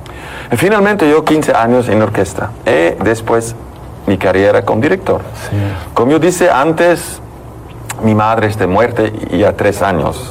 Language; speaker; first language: Spanish; non-native, learner; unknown